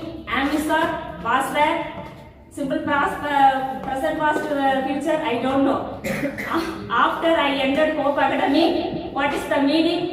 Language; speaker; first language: English; non-native, learner; Tamil